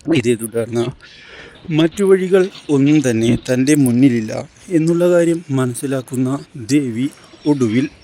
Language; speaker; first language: Malayalam; native; Malayalam